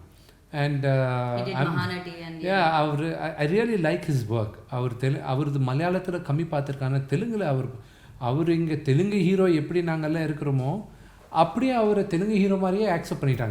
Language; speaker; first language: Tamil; non-native, local second language; Telugu